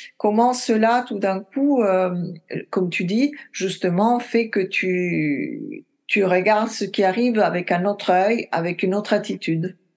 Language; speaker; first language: French; non-native, fluent; Italian